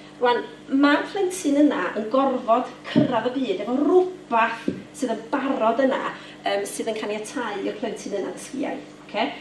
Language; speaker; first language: Welsh; native; Welsh